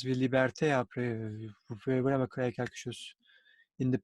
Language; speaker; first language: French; non-native, learner; Turkish